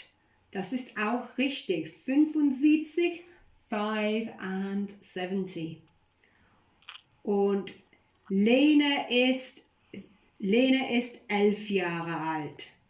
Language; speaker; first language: German; non-native, fluent; English